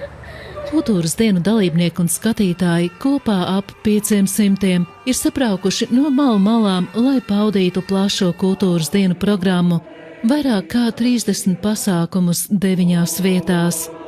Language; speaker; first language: Latvian; native; Latvian